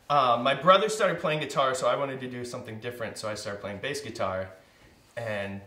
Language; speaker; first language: English; native; English